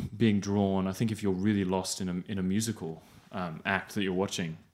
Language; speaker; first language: English; native; English